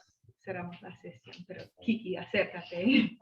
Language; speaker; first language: Spanish; non-native, fluent; English